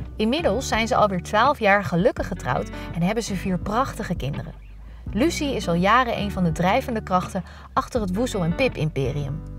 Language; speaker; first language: Dutch; native; Dutch